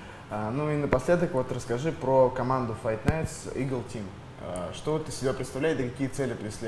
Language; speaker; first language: Russian; native; Russian